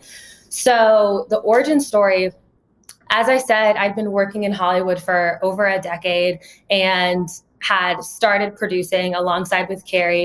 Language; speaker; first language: English; native; English